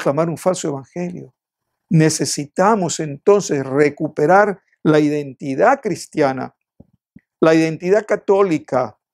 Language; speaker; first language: Spanish; native; Spanish